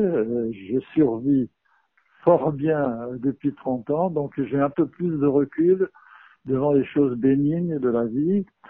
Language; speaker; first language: French; native; French